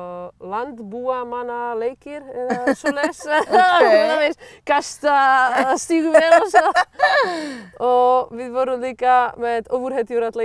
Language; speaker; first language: Icelandic; non-native, learner; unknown